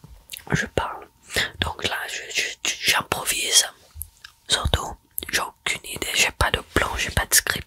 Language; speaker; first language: French; early bilingual, heritage; French